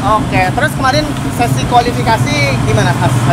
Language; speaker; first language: Indonesian; native; Indonesian